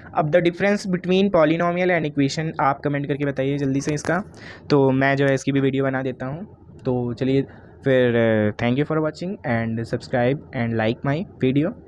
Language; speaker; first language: Hindi; native; Hindi